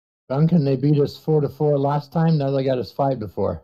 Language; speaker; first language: English; native; English